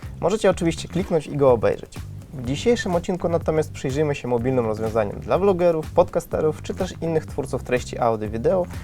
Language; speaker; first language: Polish; native; Polish